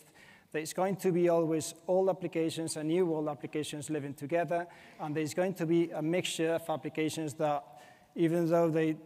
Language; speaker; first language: English; non-native, fluent; Spanish